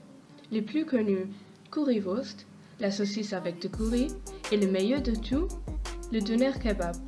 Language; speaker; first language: French; non-native, learner; German